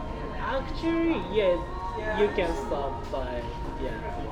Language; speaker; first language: English; non-native, learner; Japanese